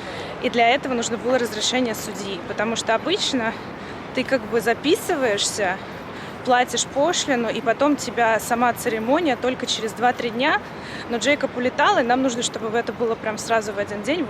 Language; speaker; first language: Russian; native; Russian